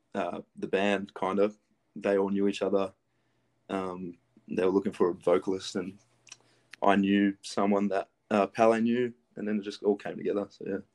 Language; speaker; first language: English; early bilingual, other home language; Greek